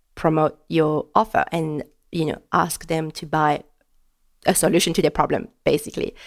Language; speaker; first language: English; non-native, fluent; French